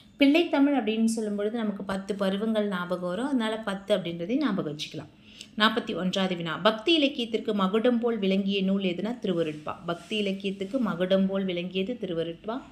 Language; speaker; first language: Tamil; native; Tamil